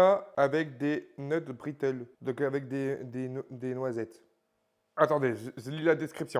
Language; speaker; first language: French; native; French